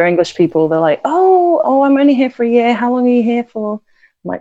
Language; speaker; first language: English; native; English